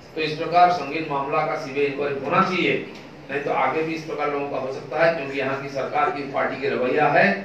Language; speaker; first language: Hindi; non-native, local second language; Bangla